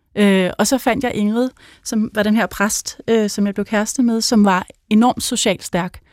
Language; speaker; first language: Danish; native; Danish